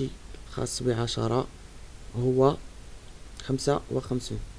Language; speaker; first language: Arabic; native; Arabic